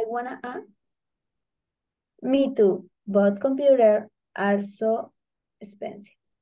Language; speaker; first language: English; non-native, learner; Spanish